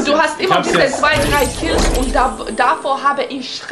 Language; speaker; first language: German; non-native, learner; English